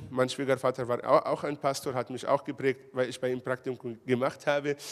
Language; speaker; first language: German; non-native, fluent; Hebrew